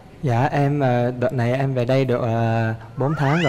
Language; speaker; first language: Vietnamese; early bilingual, heritage; Vietnamese